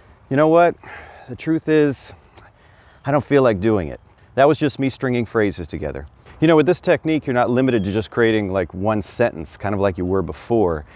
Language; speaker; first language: English; native; English